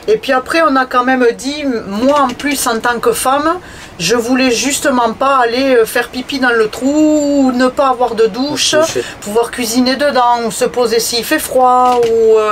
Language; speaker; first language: French; native; French